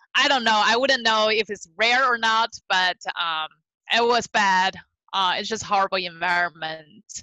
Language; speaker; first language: English; non-native, fluent; Chinese